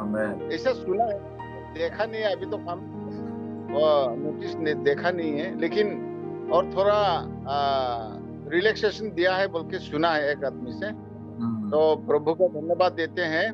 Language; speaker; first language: Hindi; non-native, local second language; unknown